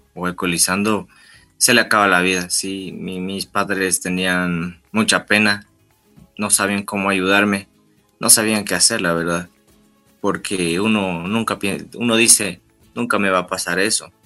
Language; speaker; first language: Spanish; native; Spanish